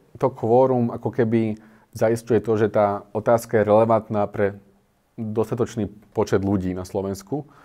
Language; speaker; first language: Slovak; native; Slovak